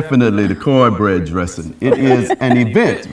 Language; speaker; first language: English; native; English